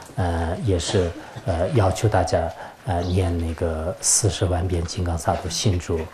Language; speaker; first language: Chinese; non-native, local second language; Tibetan